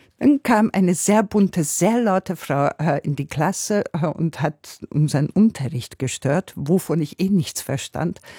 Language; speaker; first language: German; non-native, fluent; Hungarian